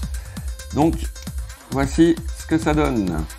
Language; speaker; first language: French; native; French